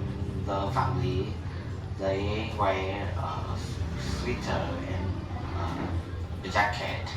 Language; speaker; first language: English; non-native, learner; Vietnamese